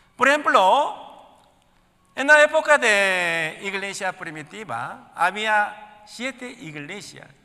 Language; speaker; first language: Spanish; non-native, learner; Korean